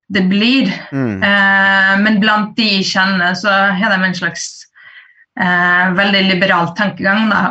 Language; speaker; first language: Norwegian; early bilingual, other home language; Persian